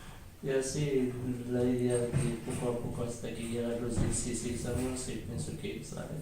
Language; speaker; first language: Spanish; non-native, learner; Arabic